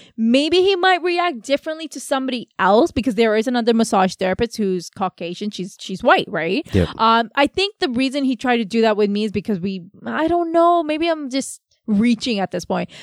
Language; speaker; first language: English; native; English